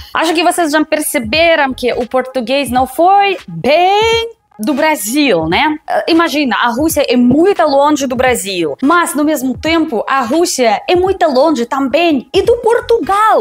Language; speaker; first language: Portuguese; non-native, fluent; Russian